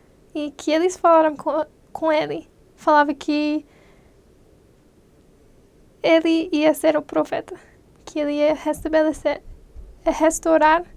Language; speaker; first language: Portuguese; non-native, fluent; English